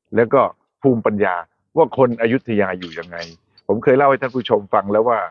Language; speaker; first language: Thai; native; Thai